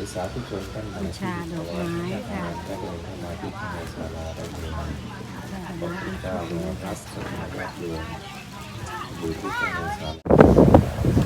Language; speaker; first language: Thai; native; Thai